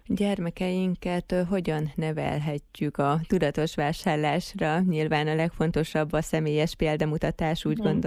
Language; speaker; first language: Hungarian; native; Hungarian